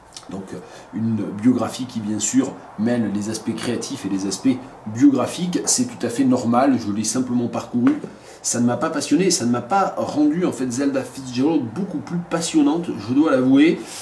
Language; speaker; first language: French; native; French